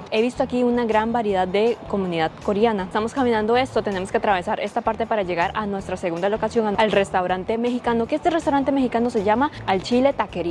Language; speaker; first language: Spanish; native; Spanish